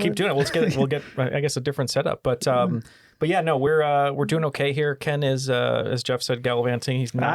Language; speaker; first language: English; native; English